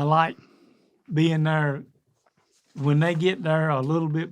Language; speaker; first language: English; native; English